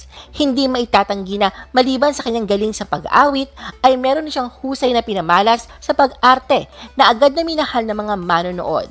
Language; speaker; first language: Filipino; native; Filipino